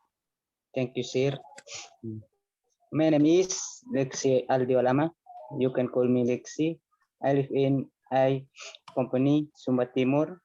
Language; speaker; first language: English; non-native, learner; Indonesian